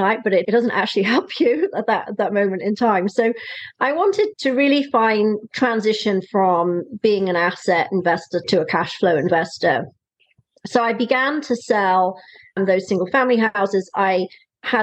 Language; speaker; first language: English; native; English